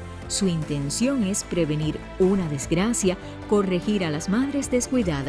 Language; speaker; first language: Spanish; native; Spanish